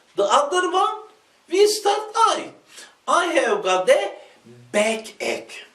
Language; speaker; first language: English; non-native, fluent; Turkish